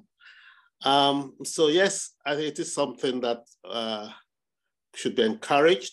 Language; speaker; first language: English; non-native, local second language; Igbo